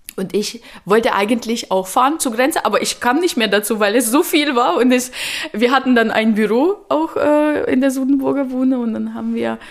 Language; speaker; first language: German; early bilingual, other home language; Ukrainian